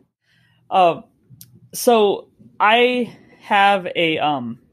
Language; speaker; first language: English; native; English